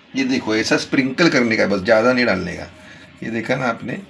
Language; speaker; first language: Hindi; non-native, local second language; Marathi